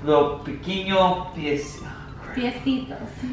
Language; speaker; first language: Spanish; non-native, learner; English